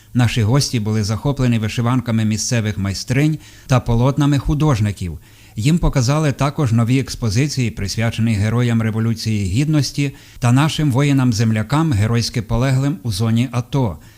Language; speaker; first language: Ukrainian; native; Ukrainian